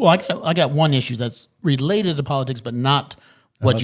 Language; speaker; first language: English; native; English